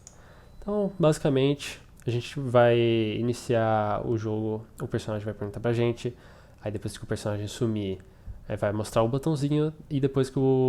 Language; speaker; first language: Portuguese; native; Portuguese